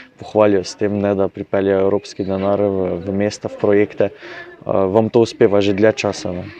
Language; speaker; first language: Slovenian; native; Slovenian